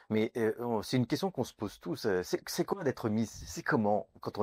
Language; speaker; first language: French; native; French